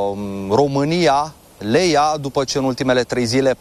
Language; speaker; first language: Romanian; native; Romanian